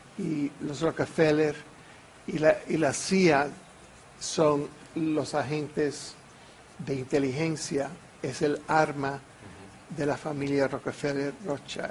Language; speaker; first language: Spanish; non-native, fluent; English